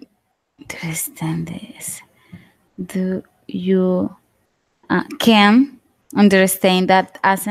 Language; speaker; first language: English; non-native, learner; Spanish